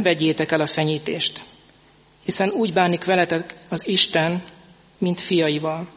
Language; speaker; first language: Hungarian; native; Hungarian